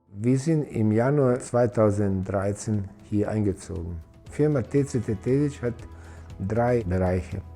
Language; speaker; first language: German; non-native, fluent; Serbian